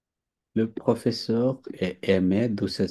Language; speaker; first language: French; non-native, fluent; Bangla